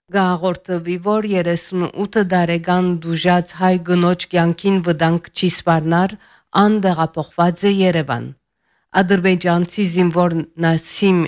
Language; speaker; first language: Armenian; early bilingual, heritage; Armenian